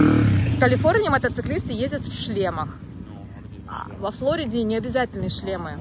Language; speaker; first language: Russian; native; Russian